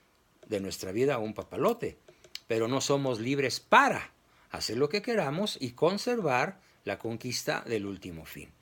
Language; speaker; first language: Spanish; native; Spanish